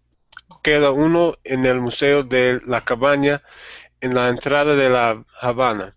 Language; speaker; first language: Spanish; non-native, learner; English